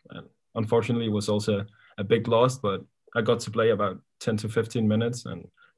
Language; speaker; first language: English; non-native, fluent; Kalaallisut